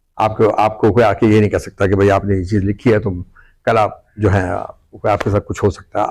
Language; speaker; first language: Urdu; native; Urdu